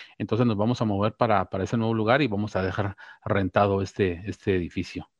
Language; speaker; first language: Spanish; native; Spanish